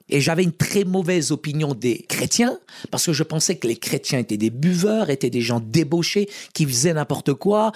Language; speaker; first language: French; early bilingual, other home language; Arabic